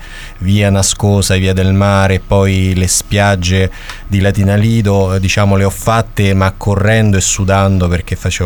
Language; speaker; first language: Italian; native; Italian